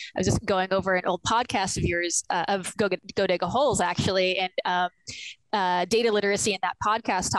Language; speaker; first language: English; native; English